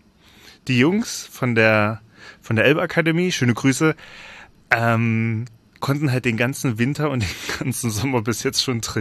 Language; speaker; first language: German; native; German